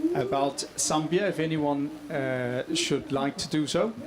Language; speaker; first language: English; non-native, fluent; Danish